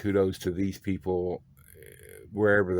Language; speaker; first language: English; native; English